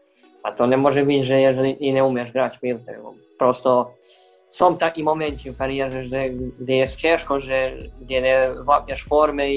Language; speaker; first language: Polish; non-native, learner; Serbian